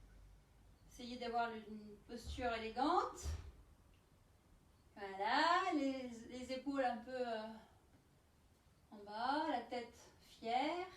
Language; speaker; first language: French; native; French